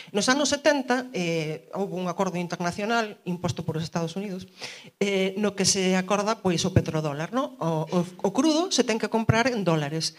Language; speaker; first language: Galician; early bilingual, other home language; Spanish